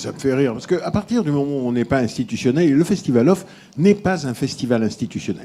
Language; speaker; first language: French; native; French